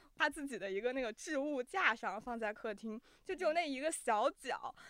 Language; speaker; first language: Chinese; native; Chinese